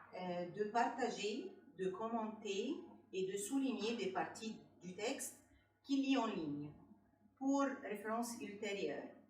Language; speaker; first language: French; non-native, fluent; Arabic